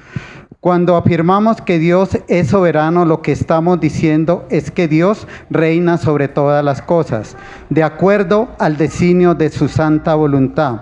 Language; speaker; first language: Spanish; native; Spanish